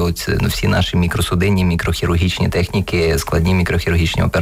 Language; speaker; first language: Ukrainian; native; Ukrainian